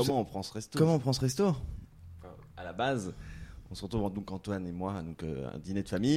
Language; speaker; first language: French; native; French